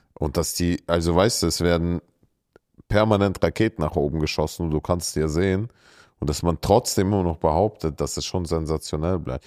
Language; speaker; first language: German; early bilingual, other home language; Russian